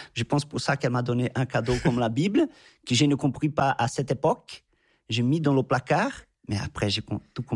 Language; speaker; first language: French; non-native, fluent; Portuguese